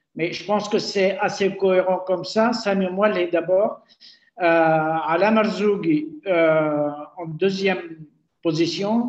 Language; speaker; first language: French; non-native, local second language; Arabic